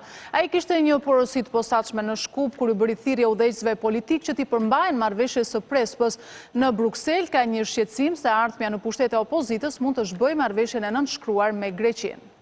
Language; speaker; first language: Albanian; native; Albanian